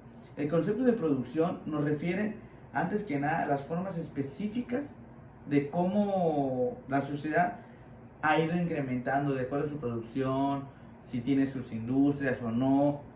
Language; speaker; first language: Spanish; native; Spanish